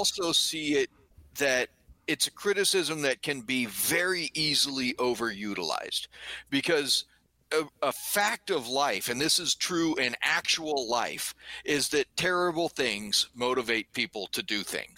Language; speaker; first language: English; native; English